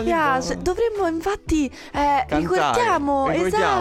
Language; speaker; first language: Italian; native; Italian